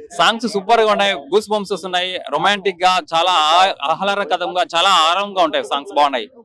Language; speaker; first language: Telugu; native; Telugu